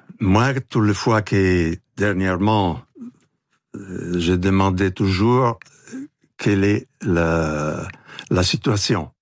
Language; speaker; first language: French; non-native, fluent; Italian